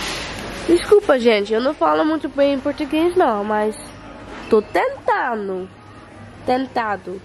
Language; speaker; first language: Portuguese; non-native, learner; Dutch